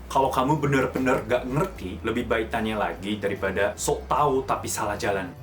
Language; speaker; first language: Indonesian; native; Indonesian